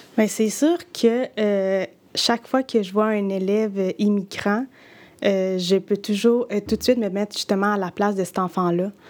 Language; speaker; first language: French; early bilingual, other home language; Spanish